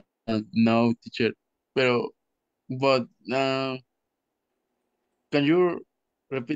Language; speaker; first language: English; non-native, learner; Spanish